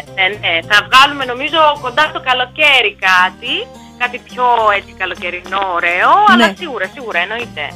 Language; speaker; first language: Greek; early bilingual, heritage; Russian